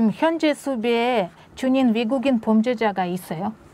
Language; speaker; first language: Korean; non-native, learner; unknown